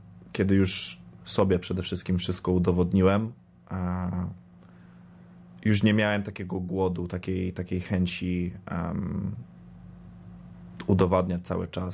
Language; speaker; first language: Polish; early bilingual, other home language; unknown